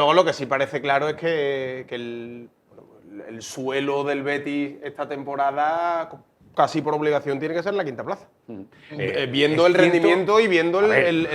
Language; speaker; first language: Spanish; native; Spanish